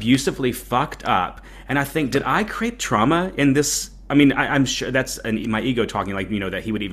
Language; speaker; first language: English; native; English